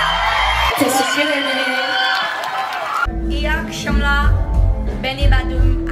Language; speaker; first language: Turkish; non-native, learner; English